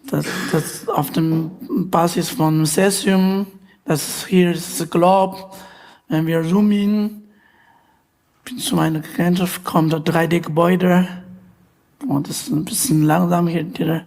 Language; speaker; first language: German; non-native, learner; Chinese